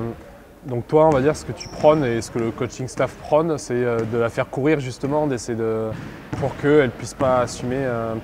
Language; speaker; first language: French; native; French